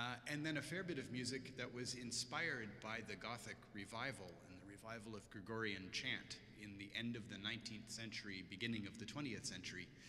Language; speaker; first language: English; native; English